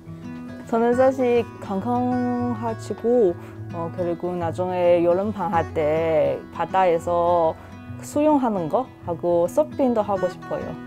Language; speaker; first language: Korean; non-native, learner; Chinese